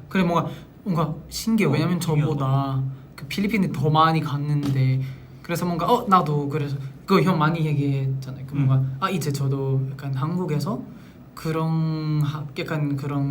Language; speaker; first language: Korean; non-native, local second language; Filipino